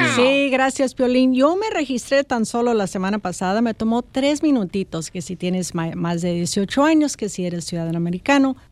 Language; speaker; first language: Spanish; native; Spanish